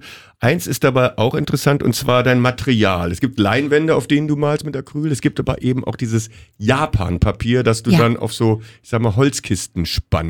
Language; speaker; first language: German; native; German